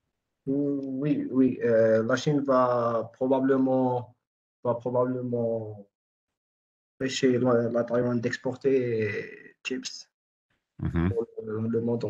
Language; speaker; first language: French; non-native, local second language; Arabic